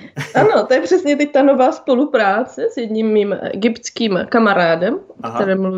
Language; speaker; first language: Czech; native; Czech